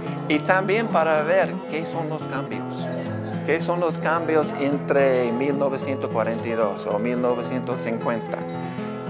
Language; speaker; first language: Spanish; non-native, learner; English